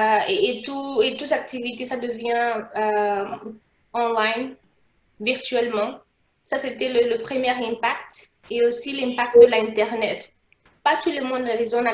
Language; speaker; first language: French; non-native, local second language; Portuguese